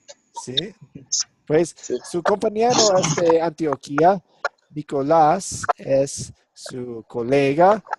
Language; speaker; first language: Spanish; non-native, fluent; English